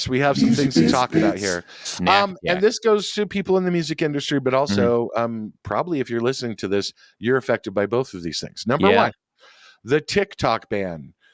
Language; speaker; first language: English; native; English